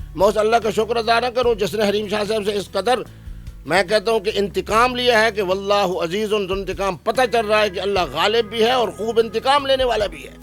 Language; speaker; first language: Urdu; non-native, local second language; Saraiki